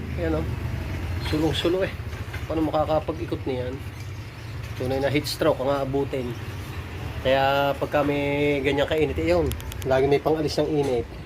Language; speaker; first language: Filipino; native; Filipino